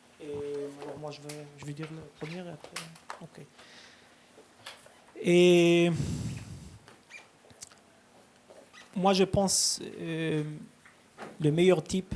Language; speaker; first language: French; early bilingual, heritage; Hebrew